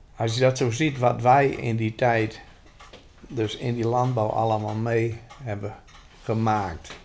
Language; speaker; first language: Dutch; non-native, local second language; Western Frisian